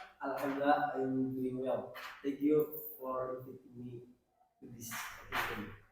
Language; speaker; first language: English; non-native, learner; Indonesian